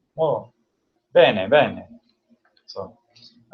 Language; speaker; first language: Italian; non-native, learner; English